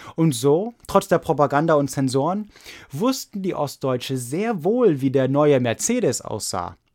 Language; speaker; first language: German; non-native, fluent; English